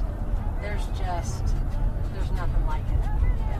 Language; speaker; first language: English; native; English